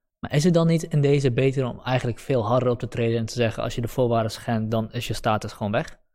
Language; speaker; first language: Dutch; early bilingual, other home language; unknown